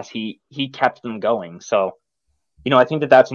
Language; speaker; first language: English; native; English